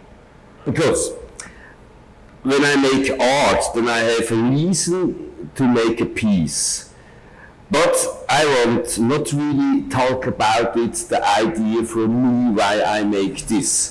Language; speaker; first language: English; non-native, learner; German